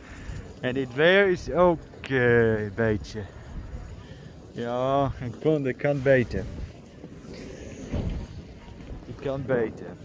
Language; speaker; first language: German; non-native, learner; Dutch